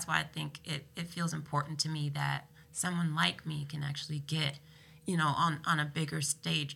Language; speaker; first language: English; native; English